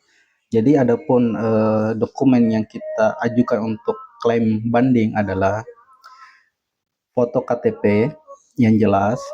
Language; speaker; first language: Indonesian; native; Indonesian